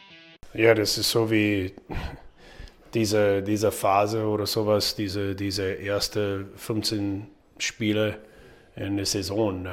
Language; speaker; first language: German; non-native, learner; English